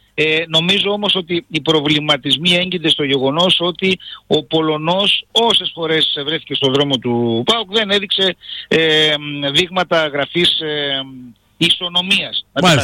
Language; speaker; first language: Greek; native; Greek